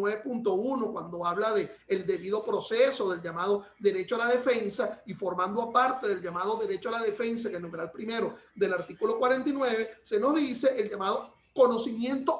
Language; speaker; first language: Spanish; native; Spanish